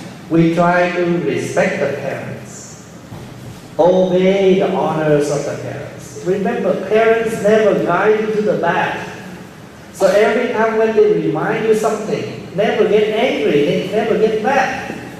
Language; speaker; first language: English; early bilingual, other home language; Vietnamese